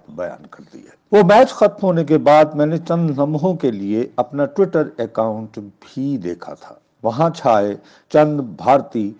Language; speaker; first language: Urdu; non-native, local second language; Punjabi